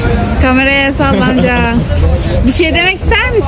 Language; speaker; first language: Turkish; non-native, learner; Indonesian